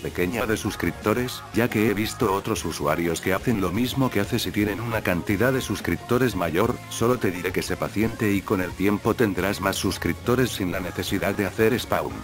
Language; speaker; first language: Spanish; native; Spanish